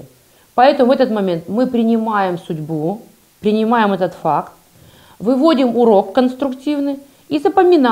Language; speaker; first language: Russian; native; Russian